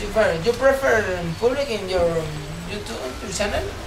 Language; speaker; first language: English; non-native, learner; Spanish